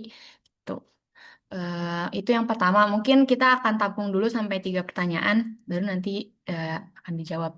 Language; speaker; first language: Indonesian; native; Indonesian